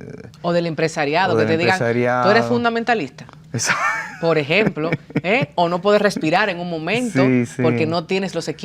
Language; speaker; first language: Spanish; native; Spanish